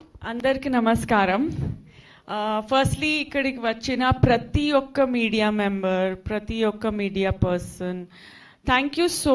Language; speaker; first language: Telugu; non-native, fluent; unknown